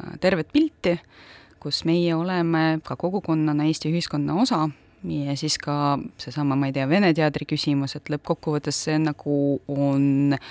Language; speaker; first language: Estonian; non-native, local second language; Russian